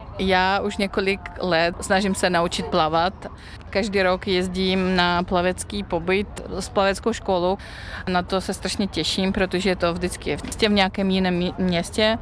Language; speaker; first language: Czech; non-native, fluent; Russian